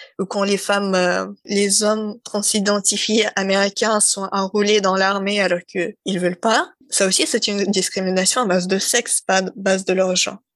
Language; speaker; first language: French; non-native, fluent; Russian